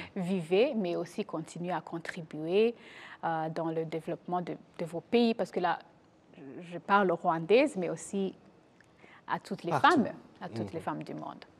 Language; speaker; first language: French; non-native, local second language; Kinyarwanda